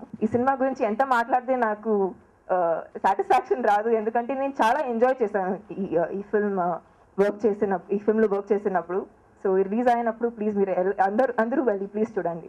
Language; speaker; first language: Telugu; non-native, local second language; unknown